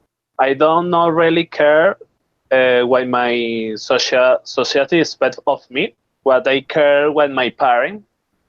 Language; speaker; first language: English; non-native, learner; Spanish